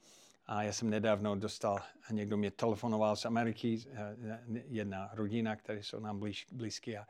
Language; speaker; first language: Czech; non-native, fluent; English